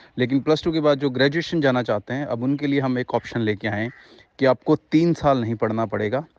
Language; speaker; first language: Hindi; non-native, local second language; Punjabi